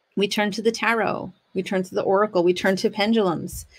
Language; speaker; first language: English; native; English